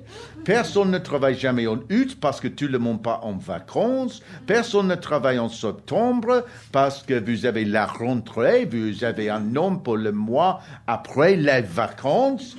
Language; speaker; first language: French; non-native, learner; English